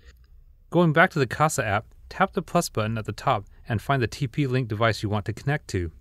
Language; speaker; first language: English; native; English